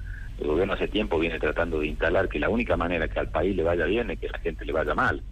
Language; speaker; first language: Spanish; native; Spanish